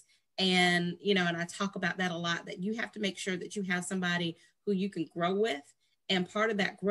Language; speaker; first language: English; native; English